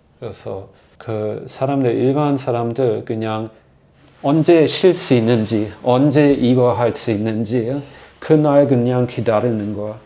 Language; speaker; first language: Korean; non-native, fluent; German